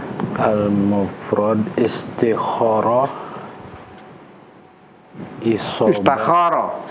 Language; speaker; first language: Arabic; non-native, learner; Indonesian